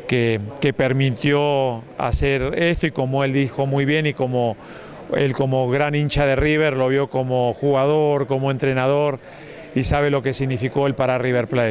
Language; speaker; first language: Spanish; native; Spanish